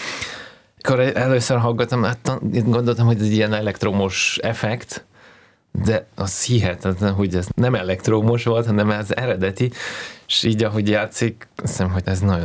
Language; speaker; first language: Hungarian; non-native, fluent; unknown